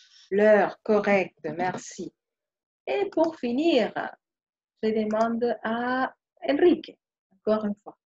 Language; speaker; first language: French; non-native, fluent; Spanish